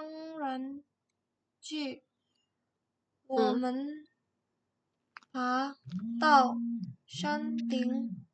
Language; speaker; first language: Chinese; non-native, learner; Indonesian